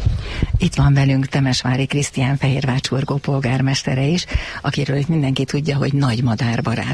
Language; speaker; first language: Hungarian; native; Hungarian